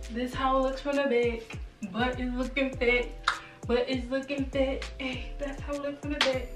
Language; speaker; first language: English; native; English